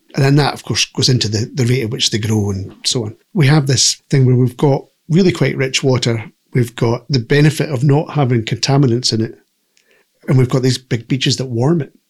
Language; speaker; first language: English; native; English